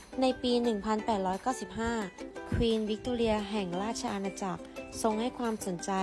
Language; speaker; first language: Thai; native; Thai